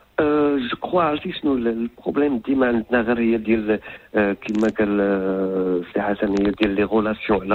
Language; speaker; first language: French; non-native, local second language; Arabic